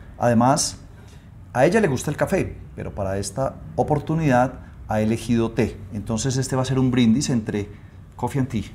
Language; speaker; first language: Spanish; native; Spanish